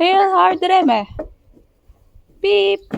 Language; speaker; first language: Dutch; non-native, learner; Filipino